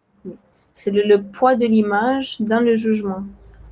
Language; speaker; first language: French; non-native, fluent; Romanian